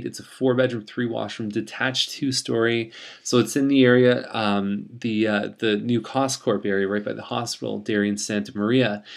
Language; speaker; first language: English; native; English